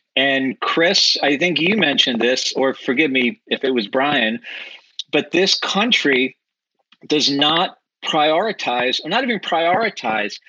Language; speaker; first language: English; native; English